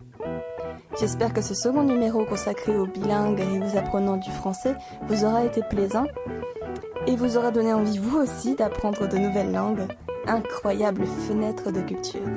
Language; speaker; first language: French; native; French